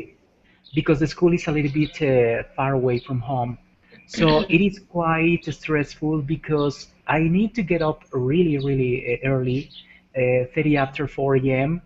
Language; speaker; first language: English; non-native, fluent; Spanish